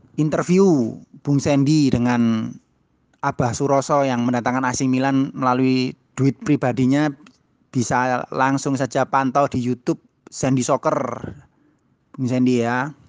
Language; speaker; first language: Indonesian; native; Indonesian